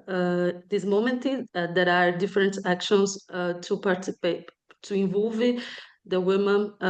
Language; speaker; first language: English; non-native, learner; Portuguese